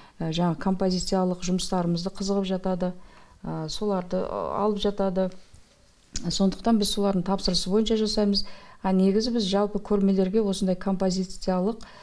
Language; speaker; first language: Kazakh; native; Kazakh